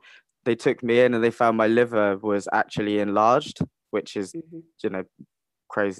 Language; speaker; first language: English; native; English